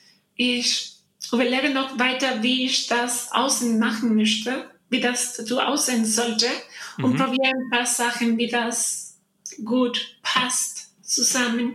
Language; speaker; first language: German; non-native, learner; Spanish